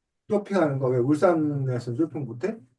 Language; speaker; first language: Korean; native; Korean